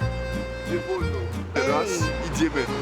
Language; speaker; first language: Polish; non-native, learner; French